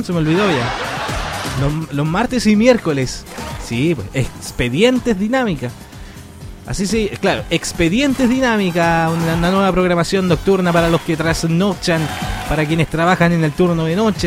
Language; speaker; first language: Spanish; native; Spanish